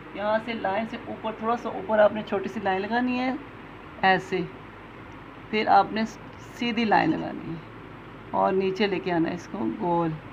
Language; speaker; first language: Urdu; non-native, local second language; Punjabi